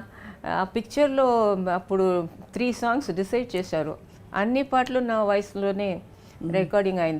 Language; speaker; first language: Telugu; non-native, local second language; Tamil